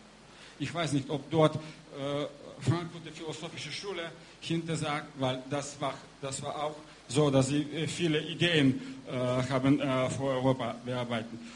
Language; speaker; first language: German; non-native, learner; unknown